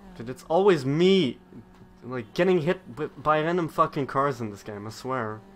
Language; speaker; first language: English; native; English